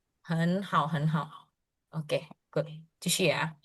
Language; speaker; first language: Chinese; non-native, fluent; Indonesian